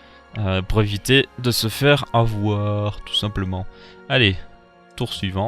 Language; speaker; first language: French; native; French